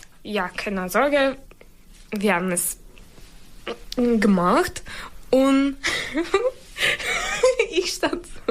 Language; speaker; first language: German; non-native, learner; Ukrainian